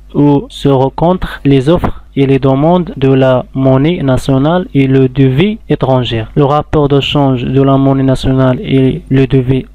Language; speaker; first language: French; non-native, local second language; Arabic